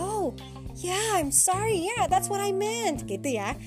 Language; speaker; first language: English; non-native, fluent; Indonesian